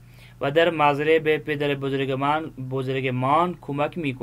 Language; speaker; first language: Persian; non-native, fluent; Urdu